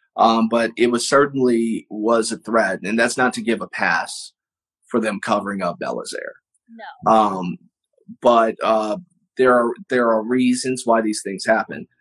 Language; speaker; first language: English; native; English